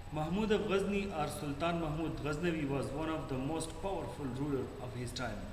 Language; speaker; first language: English; non-native, local second language; Urdu